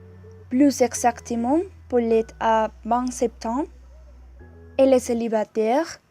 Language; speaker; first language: French; non-native, learner; Spanish